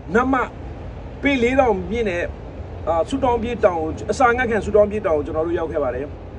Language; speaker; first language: Burmese; non-native, local second language; Nepali